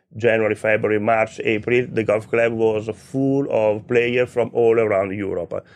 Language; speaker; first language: English; non-native, learner; Italian